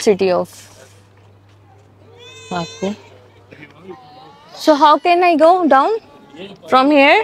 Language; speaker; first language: English; non-native, learner; Hindi